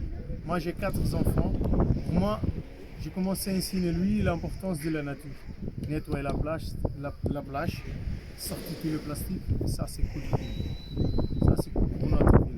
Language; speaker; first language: French; non-native, fluent; Kabuverdianu